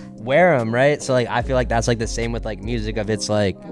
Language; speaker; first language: English; native; English